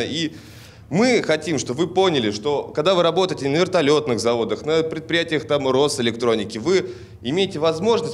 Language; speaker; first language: Russian; native; Russian